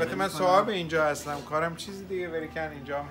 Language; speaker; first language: Persian; native; Persian